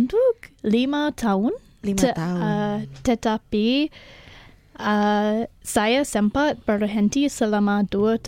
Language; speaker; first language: Indonesian; non-native, learner; English